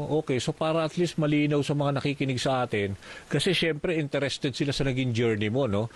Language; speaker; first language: Filipino; native; Filipino